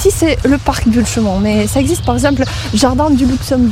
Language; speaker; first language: French; non-native, fluent; Russian